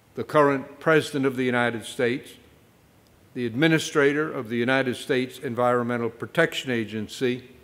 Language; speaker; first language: English; native; English